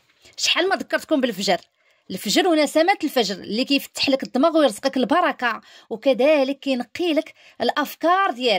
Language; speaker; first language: Arabic; native; Arabic